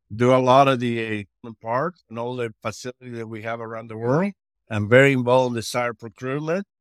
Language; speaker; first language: English; non-native, fluent; Spanish